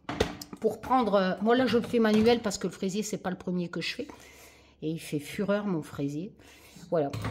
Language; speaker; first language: French; native; French